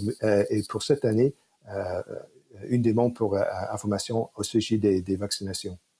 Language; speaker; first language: French; non-native, fluent; English